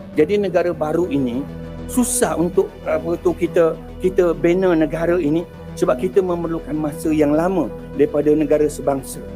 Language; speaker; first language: Malay; native; Malay